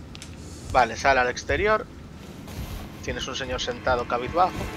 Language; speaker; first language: Spanish; native; Spanish